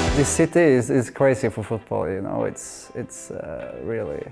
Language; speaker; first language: English; non-native, fluent; Norwegian